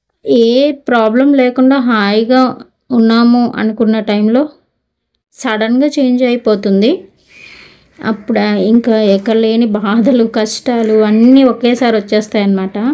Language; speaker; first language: Telugu; native; Telugu